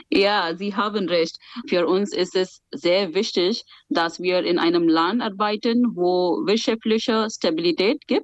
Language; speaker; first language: German; non-native, fluent; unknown